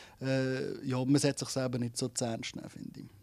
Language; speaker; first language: German; native; German